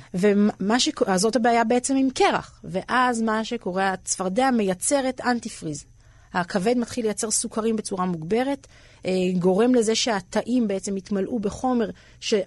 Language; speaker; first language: Hebrew; native; Hebrew